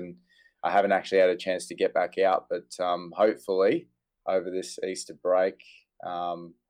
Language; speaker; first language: English; native; English